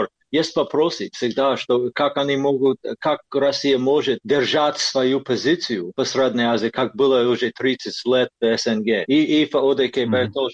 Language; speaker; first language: Russian; non-native, fluent; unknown